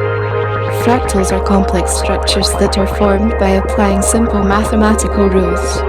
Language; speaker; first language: English; native; English